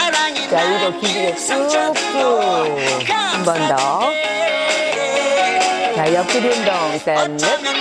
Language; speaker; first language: Korean; native; Korean